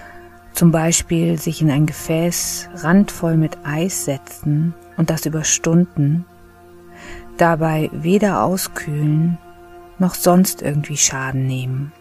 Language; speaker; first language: German; native; German